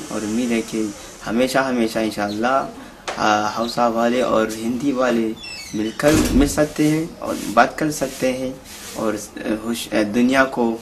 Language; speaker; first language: Hindi; non-native, fluent; Hausa